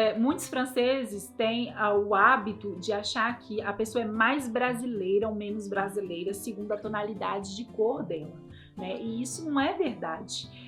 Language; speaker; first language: Portuguese; native; Portuguese